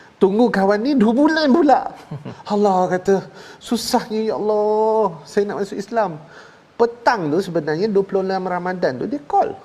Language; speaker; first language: Malay; non-native, local second language; Chinese